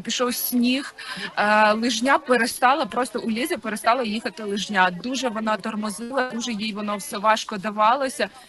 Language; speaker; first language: Ukrainian; native; Ukrainian